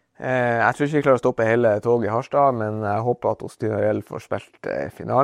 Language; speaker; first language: Norwegian; native; Norwegian